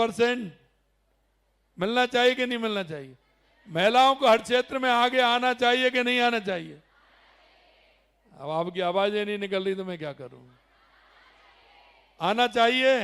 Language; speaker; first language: Hindi; native; Hindi